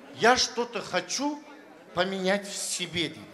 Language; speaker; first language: Russian; non-native, local second language; Kazakh